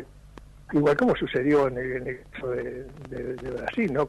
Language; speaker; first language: Spanish; native; Spanish